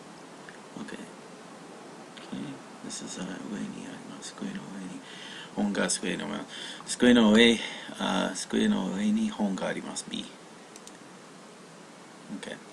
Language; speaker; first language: Japanese; non-native, learner; English